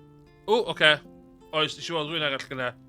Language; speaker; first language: Welsh; non-native, learner; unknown